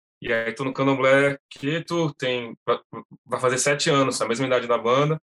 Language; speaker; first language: Portuguese; native; Portuguese